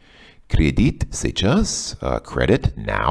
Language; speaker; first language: Russian; non-native, learner; English